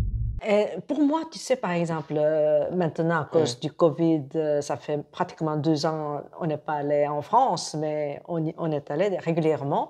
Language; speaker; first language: French; non-native, fluent; Korean